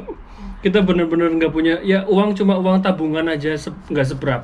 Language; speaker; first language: Indonesian; native; Indonesian